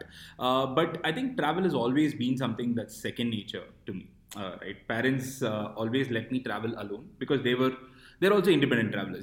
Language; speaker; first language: English; non-native, local second language; Tamil